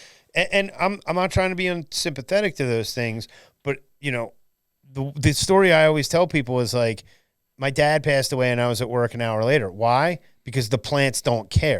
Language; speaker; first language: English; native; English